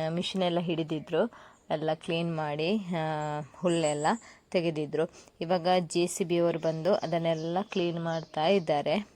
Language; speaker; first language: Kannada; native; Kannada